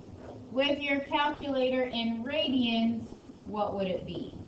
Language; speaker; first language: English; native; English